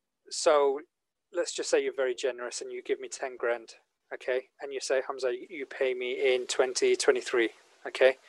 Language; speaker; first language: English; native; English